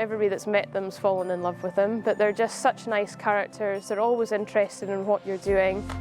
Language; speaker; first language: English; native; English